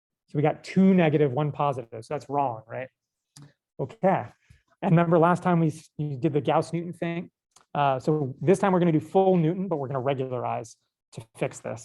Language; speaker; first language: English; native; English